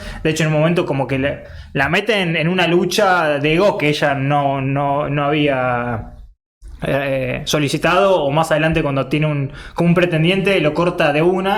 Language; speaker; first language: Spanish; native; Spanish